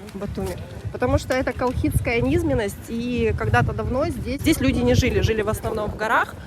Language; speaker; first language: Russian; native; Russian